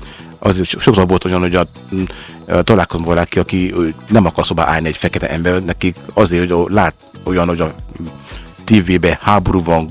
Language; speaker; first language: Hungarian; non-native, learner; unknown